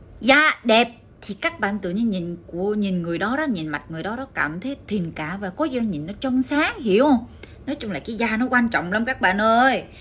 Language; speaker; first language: Vietnamese; early bilingual, heritage; Korean